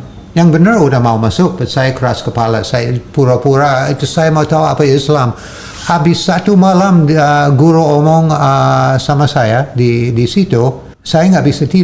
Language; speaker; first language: Indonesian; non-native, learner; English